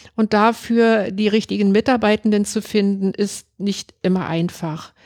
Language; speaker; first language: German; native; German